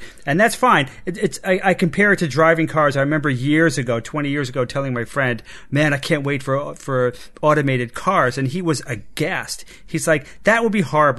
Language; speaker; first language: English; native; English